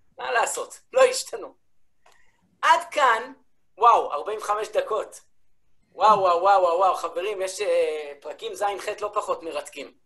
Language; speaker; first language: Hebrew; early bilingual, other home language; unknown